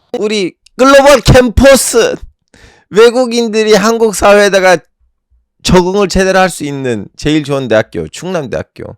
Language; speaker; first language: Korean; non-native, fluent; Turkish